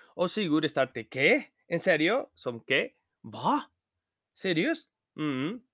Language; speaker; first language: Norwegian; non-native, fluent; Spanish